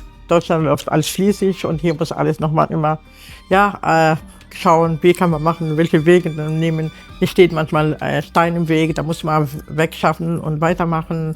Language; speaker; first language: German; non-native, learner; Arabic